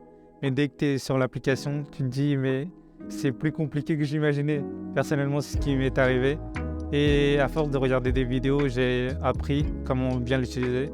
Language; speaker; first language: French; native; French